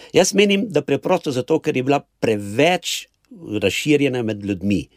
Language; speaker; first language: Slovenian; native; Slovenian